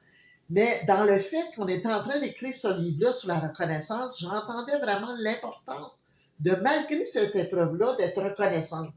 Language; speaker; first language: French; native; French